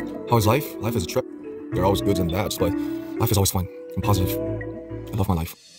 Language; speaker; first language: English; non-native, fluent; Korean